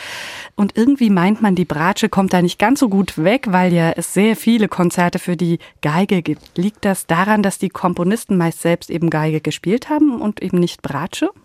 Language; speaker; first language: German; native; German